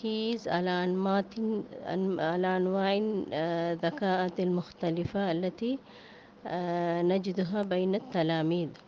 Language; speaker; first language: Arabic; non-native, fluent; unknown